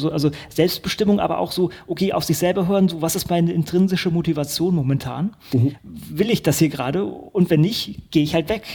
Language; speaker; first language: German; native; German